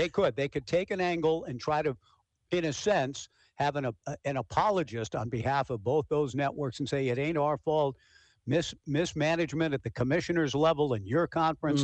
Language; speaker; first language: English; native; English